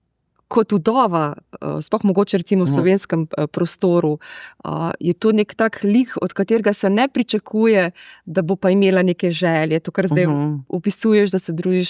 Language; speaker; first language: Slovenian; native; Slovenian